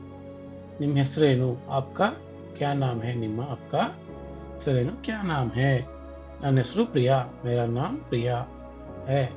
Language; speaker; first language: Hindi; non-native, local second language; Kannada